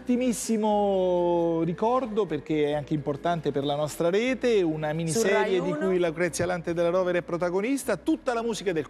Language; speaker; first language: Italian; native; Italian